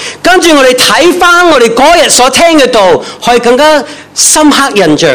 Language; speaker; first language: Cantonese; non-native, fluent; English